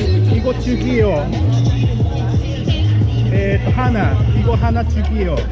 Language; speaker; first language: Korean; non-native, learner; Japanese